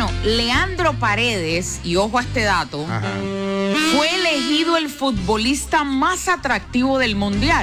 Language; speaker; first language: Spanish; native; Spanish